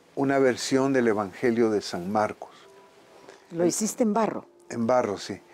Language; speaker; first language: Spanish; native; Spanish